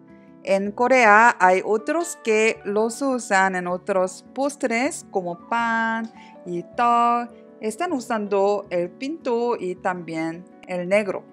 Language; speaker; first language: Spanish; non-native, learner; Korean